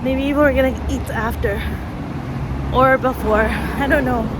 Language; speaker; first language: English; non-native, local second language; Filipino